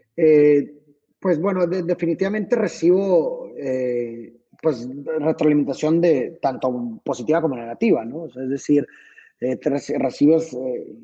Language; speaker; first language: Spanish; native; Spanish